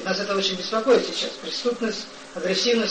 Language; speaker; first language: Russian; native; Russian